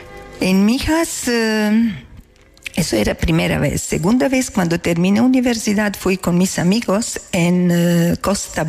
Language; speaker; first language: Spanish; non-native, learner; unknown